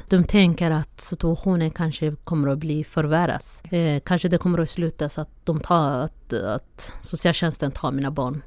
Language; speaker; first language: Swedish; non-native, fluent; Somali